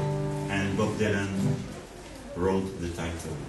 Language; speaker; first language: English; non-native, learner; French